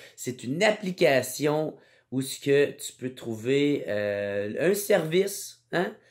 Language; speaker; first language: French; native; French